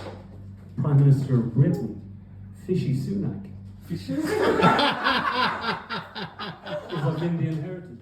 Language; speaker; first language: English; native; English